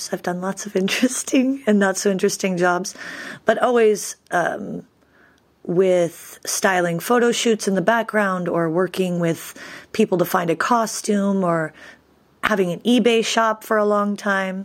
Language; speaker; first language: English; native; English